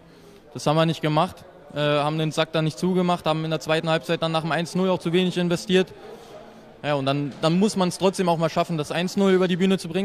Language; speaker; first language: German; native; German